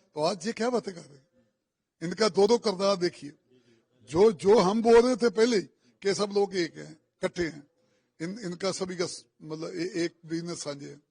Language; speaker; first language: Hindi; non-native, local second language; Punjabi